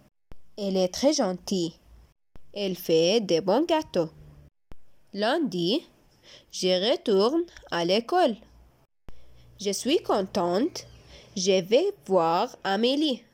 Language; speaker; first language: French; non-native, learner; Arabic